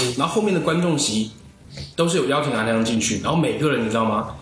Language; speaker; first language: Chinese; native; Chinese